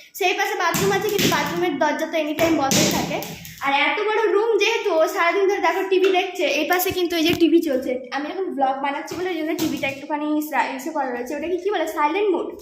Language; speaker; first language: Bangla; non-native, local second language; Santali